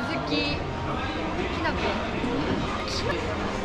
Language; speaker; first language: Japanese; native; Japanese